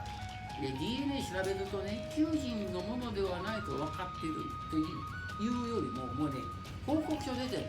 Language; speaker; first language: Japanese; native; Japanese